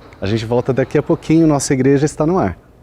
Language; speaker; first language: Portuguese; native; Portuguese